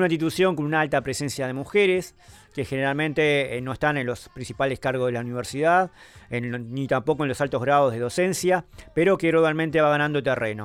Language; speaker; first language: Spanish; native; Spanish